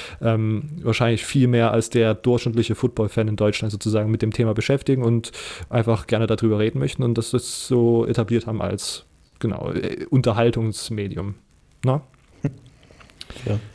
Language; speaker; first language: German; native; German